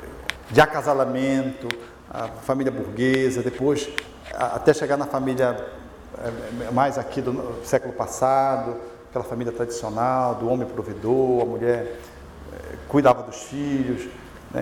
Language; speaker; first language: Portuguese; native; Portuguese